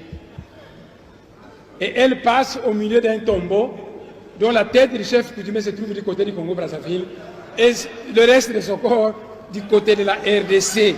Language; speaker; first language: French; non-native, local second language; Kongo